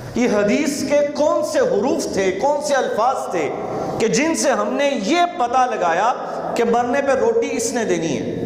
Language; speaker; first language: Urdu; non-native, local second language; Punjabi